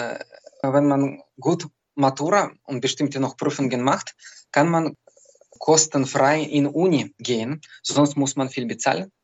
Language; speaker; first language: German; non-native, fluent; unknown